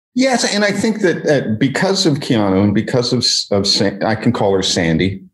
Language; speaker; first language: English; native; English